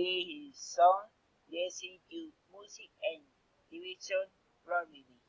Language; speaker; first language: English; non-native, learner; Spanish